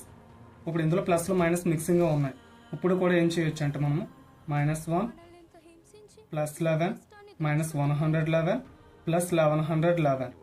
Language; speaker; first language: Telugu; native; Telugu